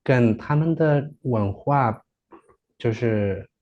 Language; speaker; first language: Chinese; non-native, fluent; Spanish